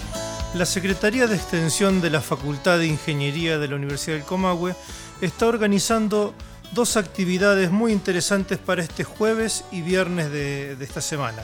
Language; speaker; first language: Spanish; native; Spanish